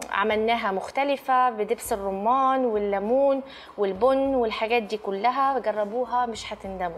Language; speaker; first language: Arabic; native; Arabic